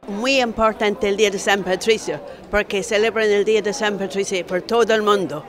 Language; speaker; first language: Spanish; non-native, fluent; English